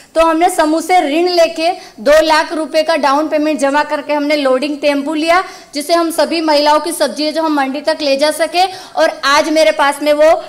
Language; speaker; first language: Hindi; native; Hindi